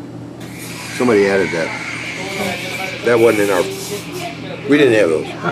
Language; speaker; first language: English; native; English